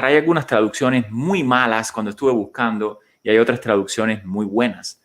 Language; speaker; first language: Spanish; native; Spanish